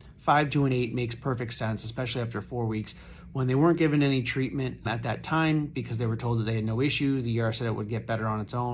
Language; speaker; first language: English; native; English